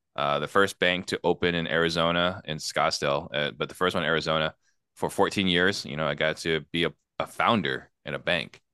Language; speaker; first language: English; native; English